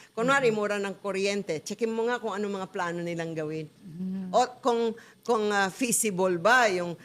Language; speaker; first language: Filipino; non-native, local second language; Iloko